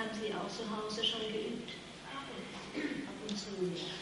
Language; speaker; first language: German; non-native, fluent; Vietnamese